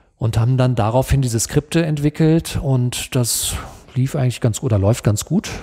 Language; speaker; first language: German; native; German